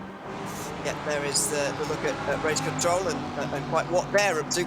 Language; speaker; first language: English; native; English